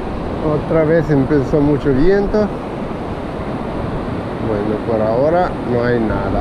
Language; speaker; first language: Spanish; non-native, fluent; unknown